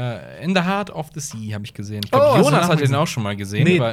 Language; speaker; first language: German; native; German